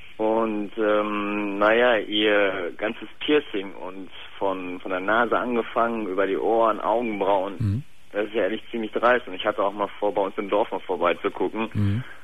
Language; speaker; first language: German; early bilingual, other home language; Turkish